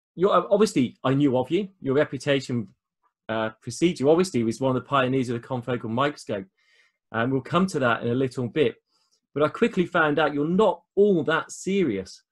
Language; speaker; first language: English; native; English